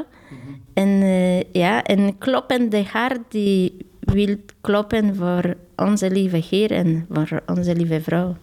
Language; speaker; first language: Dutch; non-native, fluent; Polish